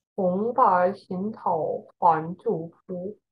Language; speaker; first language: Chinese; non-native, learner; German